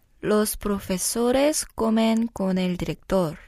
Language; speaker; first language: Spanish; non-native, learner; Korean